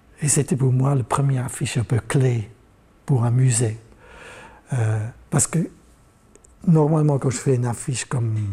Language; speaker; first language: French; non-native, local second language; German